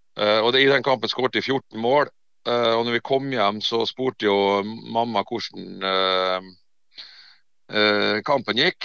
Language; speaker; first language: Norwegian; native; Norwegian